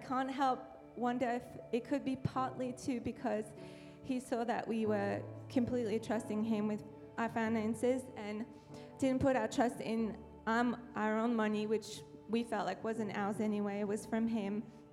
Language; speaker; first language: English; non-native, fluent; French